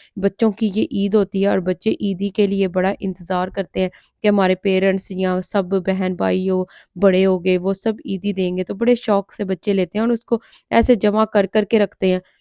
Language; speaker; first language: Urdu; non-native, local second language; Punjabi